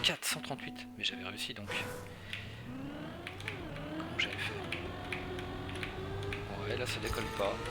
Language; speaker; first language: French; native; French